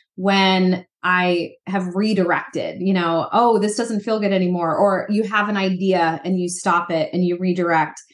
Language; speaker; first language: English; native; English